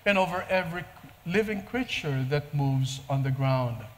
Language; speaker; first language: English; non-native, local second language; Filipino